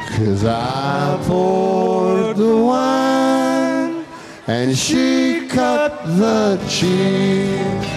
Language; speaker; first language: English; native; English